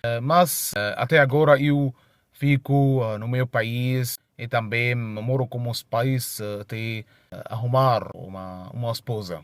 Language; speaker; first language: Portuguese; non-native, fluent; Arabic